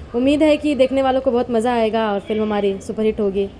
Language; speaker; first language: Hindi; native; Hindi